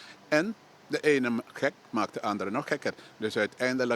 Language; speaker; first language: Dutch; native; Dutch